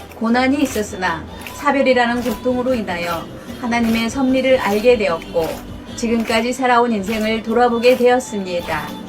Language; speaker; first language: Korean; native; Korean